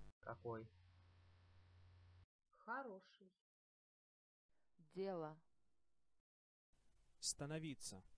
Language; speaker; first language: Russian; non-native, learner; English